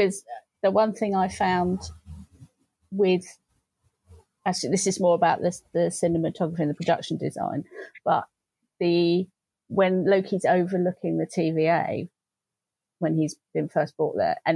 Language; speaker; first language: English; native; English